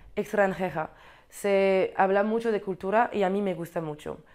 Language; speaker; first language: Spanish; non-native, learner; French